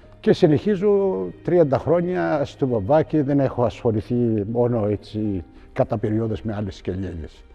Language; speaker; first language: Greek; non-native, fluent; Arabic